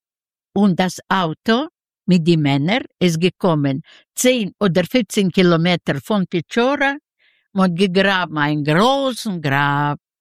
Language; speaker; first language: German; non-native, learner; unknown